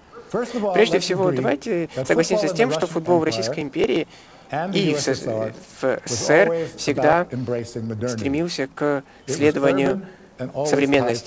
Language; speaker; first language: Russian; native; Russian